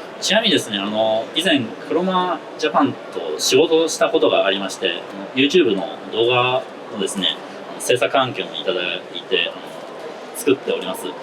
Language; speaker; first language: Japanese; native; Japanese